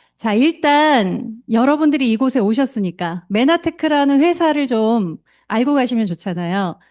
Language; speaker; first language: Korean; native; Korean